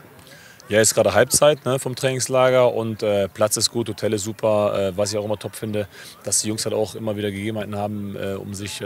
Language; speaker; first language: German; native; German